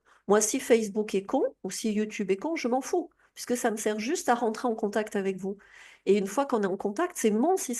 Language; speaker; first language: French; native; French